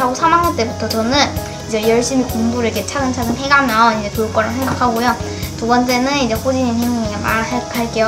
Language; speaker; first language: Korean; native; Korean